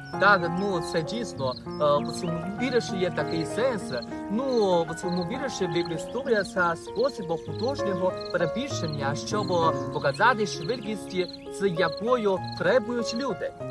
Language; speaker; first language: Ukrainian; non-native, fluent; Chinese